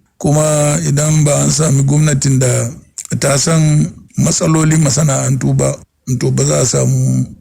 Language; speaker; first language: Hausa; non-native, local second language; Fula